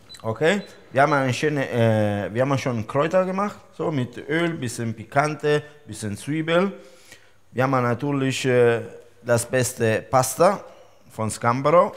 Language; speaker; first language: German; non-native, learner; Italian